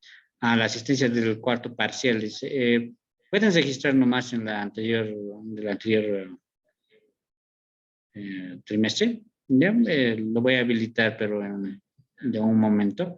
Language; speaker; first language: Spanish; native; Spanish